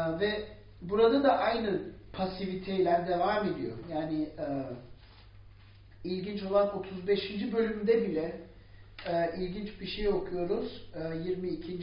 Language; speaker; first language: Turkish; non-native, fluent; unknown